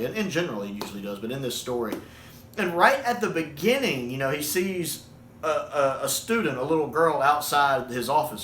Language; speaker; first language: English; native; English